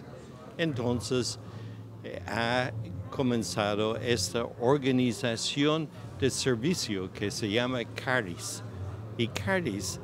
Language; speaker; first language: Spanish; non-native, fluent; English